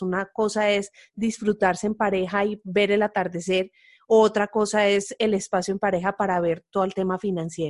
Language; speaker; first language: Spanish; native; Spanish